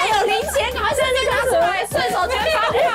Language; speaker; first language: Chinese; native; Chinese